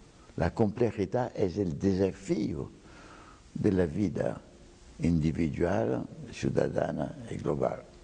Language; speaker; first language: Spanish; non-native, fluent; French